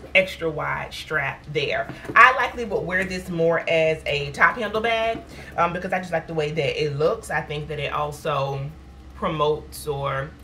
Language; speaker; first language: English; native; English